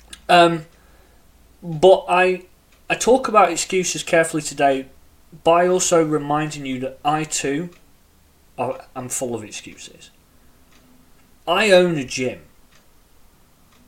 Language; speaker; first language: English; native; English